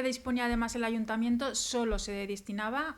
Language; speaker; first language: Spanish; native; Spanish